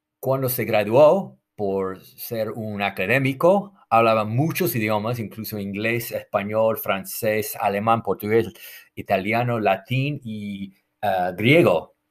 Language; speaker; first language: Spanish; non-native, fluent; English